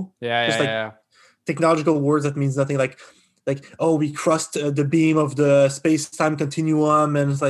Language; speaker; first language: English; non-native, fluent; French